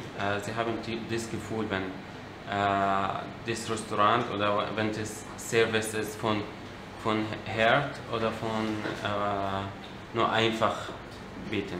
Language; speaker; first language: German; non-native, learner; Arabic